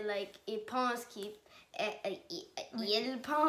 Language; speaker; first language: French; non-native, learner; English